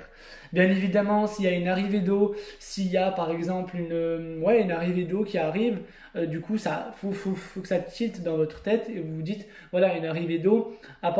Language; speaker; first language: French; native; French